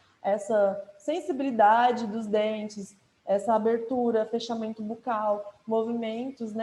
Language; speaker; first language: Portuguese; native; Portuguese